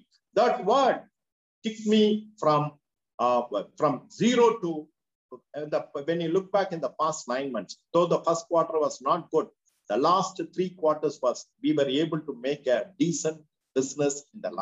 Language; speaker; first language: English; non-native, local second language; Tamil